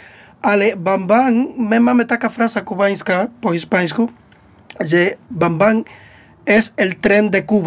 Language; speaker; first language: Polish; non-native, learner; Spanish